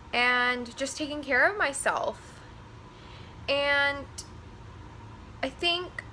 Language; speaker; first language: English; native; English